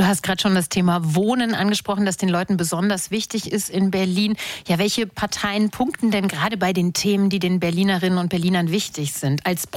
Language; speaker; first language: German; native; German